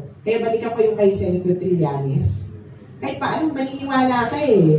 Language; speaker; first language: Filipino; native; Filipino